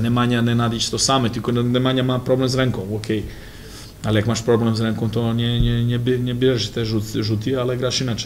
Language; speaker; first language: Polish; non-native, fluent; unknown